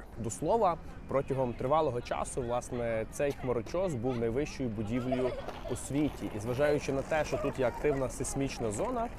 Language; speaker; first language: Ukrainian; native; Ukrainian